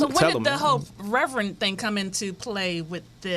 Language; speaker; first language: English; native; English